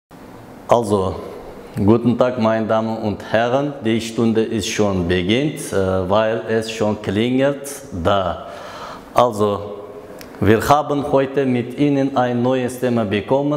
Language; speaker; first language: German; non-native, learner; Uzbek